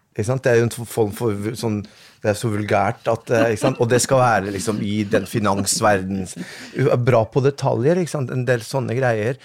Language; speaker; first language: Norwegian; early bilingual, other home language; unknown